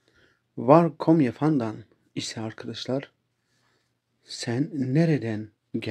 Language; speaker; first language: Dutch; non-native, learner; Turkish